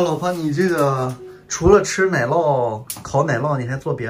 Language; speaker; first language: Chinese; native; Chinese